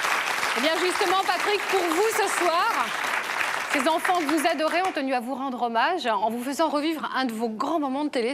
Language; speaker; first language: French; native; French